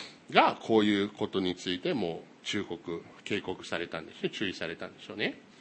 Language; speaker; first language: Japanese; non-native, fluent; English